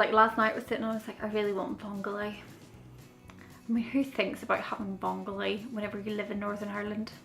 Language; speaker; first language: English; native; English